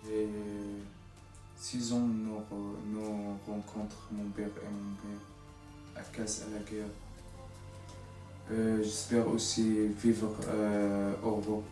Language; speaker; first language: French; non-native, learner; Arabic